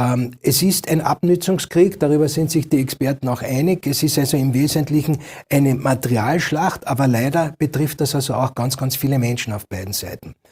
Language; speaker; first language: German; native; German